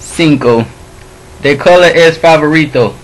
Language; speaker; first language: Spanish; non-native, learner; English